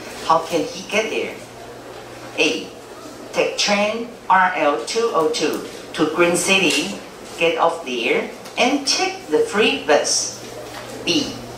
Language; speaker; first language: English; non-native, fluent; Chinese